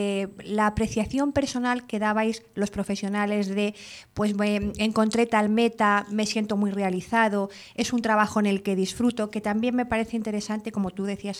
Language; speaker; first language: Spanish; native; Spanish